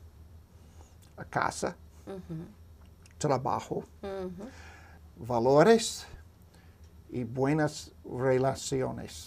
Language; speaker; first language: Spanish; non-native, learner; English